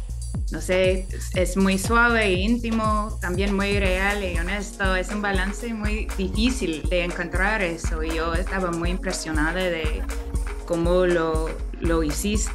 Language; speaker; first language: Spanish; non-native, fluent; English